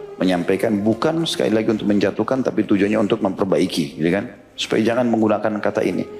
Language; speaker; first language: Indonesian; native; Indonesian